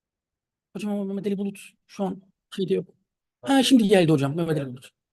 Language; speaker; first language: Turkish; native; Turkish